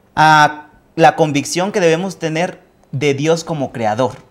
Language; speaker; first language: Spanish; native; Spanish